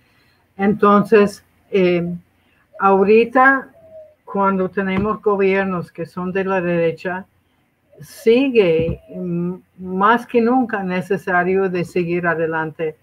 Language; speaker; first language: Spanish; non-native, fluent; English